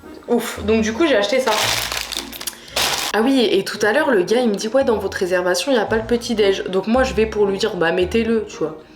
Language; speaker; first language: French; native; French